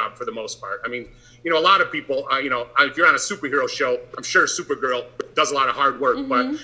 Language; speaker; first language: English; native; English